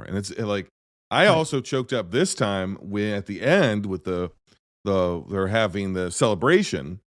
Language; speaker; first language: English; native; English